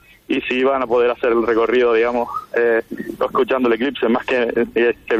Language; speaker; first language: Spanish; non-native, local second language; Catalan